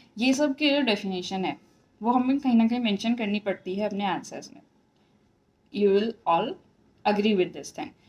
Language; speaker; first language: Hindi; native; Hindi